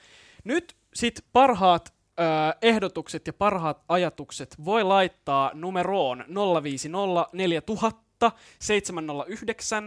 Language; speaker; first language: Finnish; native; Finnish